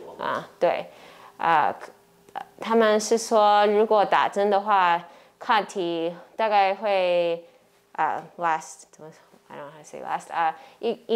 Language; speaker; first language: Chinese; early bilingual, heritage; English